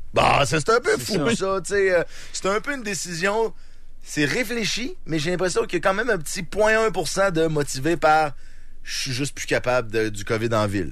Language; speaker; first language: French; native; French